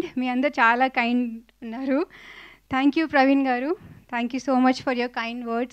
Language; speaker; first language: Telugu; non-native, fluent; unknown